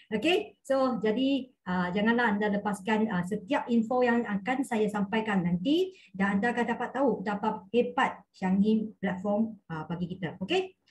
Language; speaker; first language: Malay; non-native, local second language; Cantonese